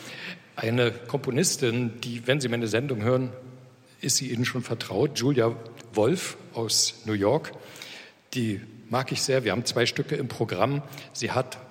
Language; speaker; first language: German; native; German